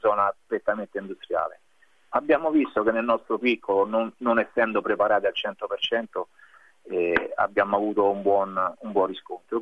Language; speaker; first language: Italian; native; Italian